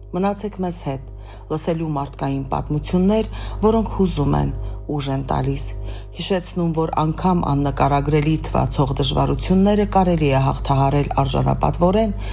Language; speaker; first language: Armenian; native; Armenian